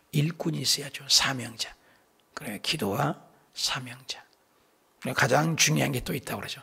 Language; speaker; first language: Korean; native; Korean